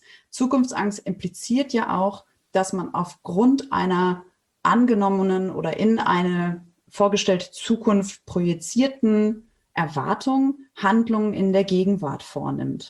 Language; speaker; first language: German; native; German